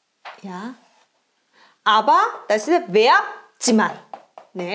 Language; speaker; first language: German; non-native, fluent; Korean